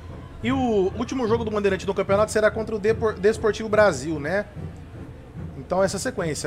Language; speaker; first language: Portuguese; native; Portuguese